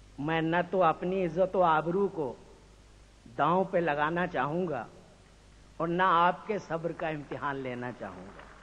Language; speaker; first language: Urdu; non-native, local second language; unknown